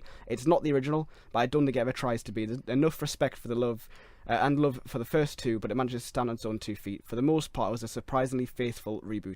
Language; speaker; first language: English; native; English